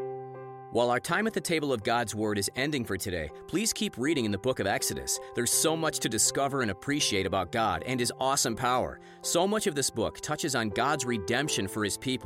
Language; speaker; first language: English; native; English